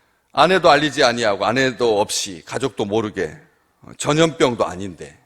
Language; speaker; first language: Korean; native; Korean